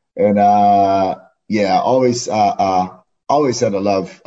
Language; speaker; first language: English; non-native, fluent; Portuguese